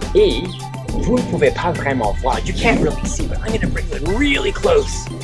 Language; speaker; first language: English; native; English